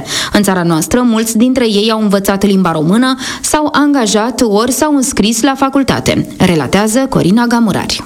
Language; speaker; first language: Romanian; native; Romanian